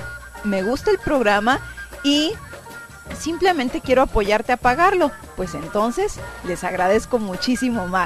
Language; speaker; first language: Spanish; native; Spanish